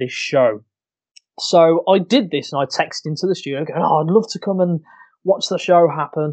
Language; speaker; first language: English; native; English